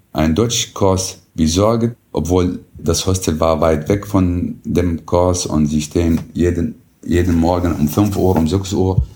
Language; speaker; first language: German; non-native, fluent; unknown